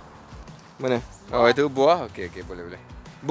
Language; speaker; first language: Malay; non-native, local second language; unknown